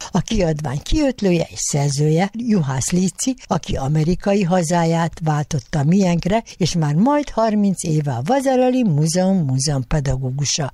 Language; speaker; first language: Hungarian; native; Hungarian